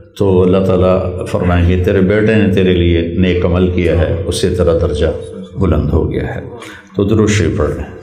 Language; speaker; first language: Urdu; non-native, local second language; Punjabi